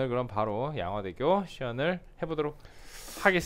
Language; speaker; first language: Korean; native; Korean